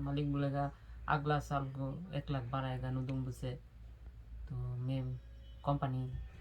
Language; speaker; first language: Hindi; non-native, learner; Bangla